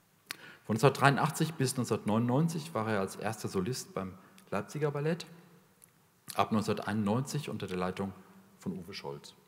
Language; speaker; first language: German; native; German